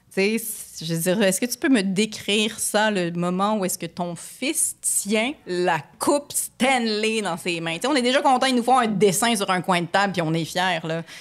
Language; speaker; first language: French; native; French